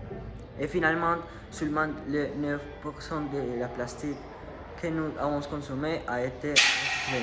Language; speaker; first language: French; non-native, learner; Spanish